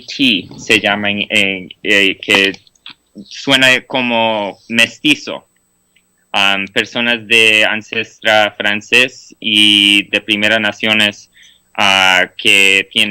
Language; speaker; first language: Spanish; non-native, fluent; English